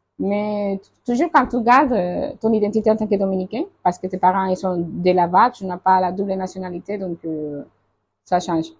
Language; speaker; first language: French; non-native, fluent; Spanish